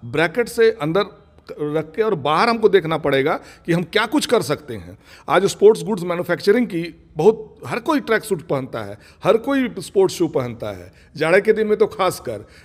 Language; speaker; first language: Hindi; non-native, local second language; Bangla